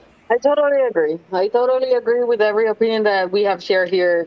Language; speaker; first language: English; non-native, local second language; Spanish